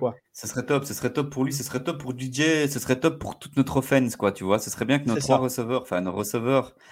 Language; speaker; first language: French; native; French